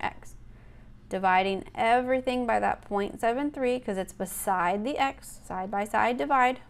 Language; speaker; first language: English; native; English